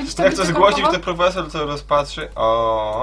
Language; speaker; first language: Polish; native; Polish